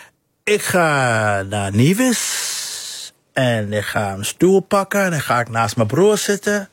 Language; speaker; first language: Dutch; non-native, fluent; English